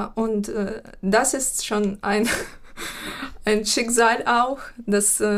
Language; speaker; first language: German; non-native, fluent; Ukrainian